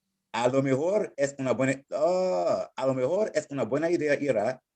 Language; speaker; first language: Spanish; non-native, fluent; English